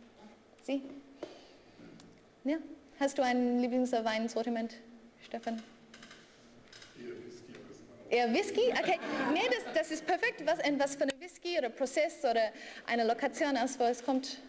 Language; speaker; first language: German; non-native, learner; English